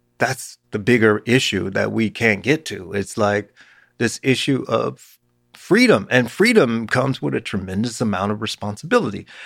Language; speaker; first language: English; native; English